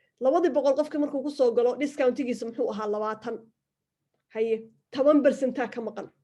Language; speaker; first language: Somali; early bilingual, heritage; Somali